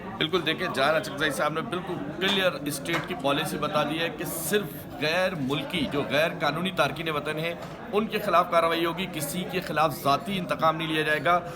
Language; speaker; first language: Urdu; native; Urdu